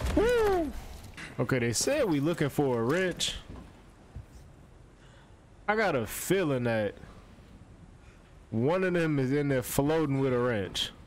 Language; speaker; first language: English; native; English